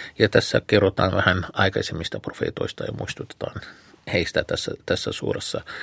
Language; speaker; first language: Finnish; non-native, fluent; Arabic